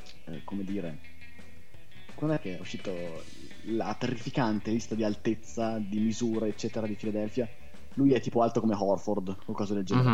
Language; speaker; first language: Italian; native; Italian